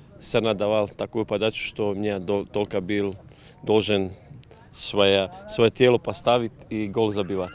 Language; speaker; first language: Russian; non-native, learner; Croatian